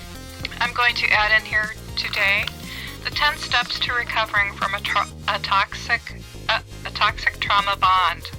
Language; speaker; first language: English; native; English